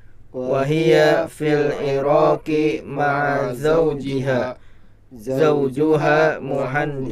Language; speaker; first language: Arabic; non-native, learner; Indonesian